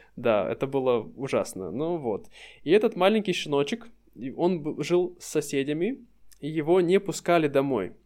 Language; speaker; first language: Russian; native; Russian